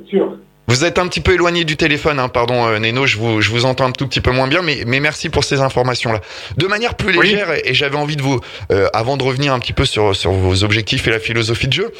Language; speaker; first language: French; native; French